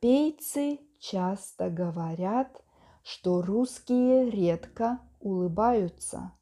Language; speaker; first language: Russian; non-native, fluent; Spanish